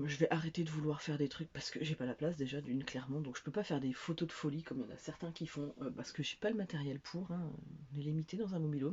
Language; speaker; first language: French; native; French